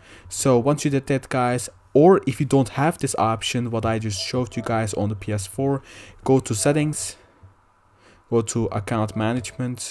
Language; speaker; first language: English; non-native, fluent; Dutch